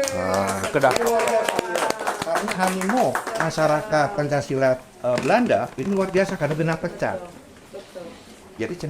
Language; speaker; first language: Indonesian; non-native, local second language; Sundanese